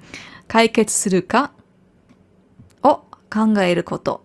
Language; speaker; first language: Japanese; non-native, fluent; German